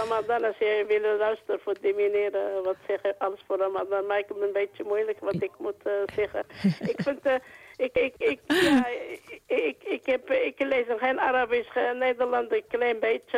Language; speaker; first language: Dutch; non-native, learner; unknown